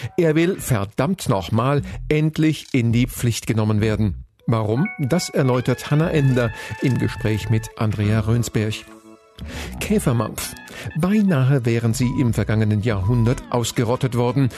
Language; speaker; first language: German; native; German